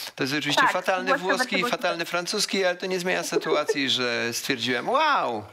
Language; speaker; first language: Polish; native; Polish